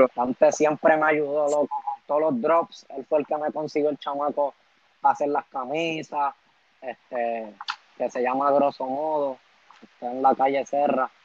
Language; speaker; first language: Spanish; native; Spanish